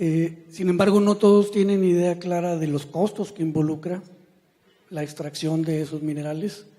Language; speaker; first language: Spanish; native; Spanish